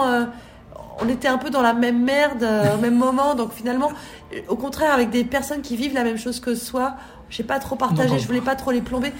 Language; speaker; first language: French; native; French